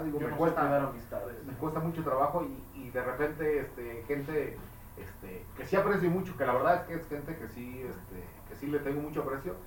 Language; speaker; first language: Spanish; native; Spanish